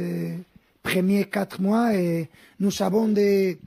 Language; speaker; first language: French; non-native, fluent; Spanish